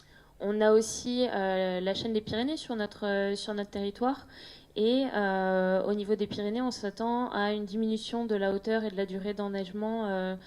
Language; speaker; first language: French; native; French